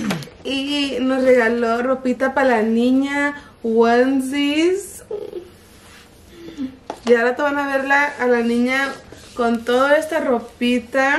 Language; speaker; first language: Spanish; early bilingual, heritage; Spanish